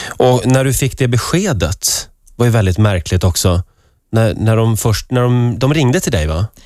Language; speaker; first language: Swedish; native; Swedish